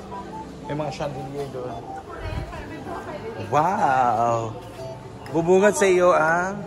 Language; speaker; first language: Filipino; non-native, local second language; Cebuano